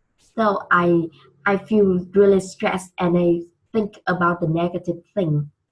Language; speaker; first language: English; non-native, learner; Vietnamese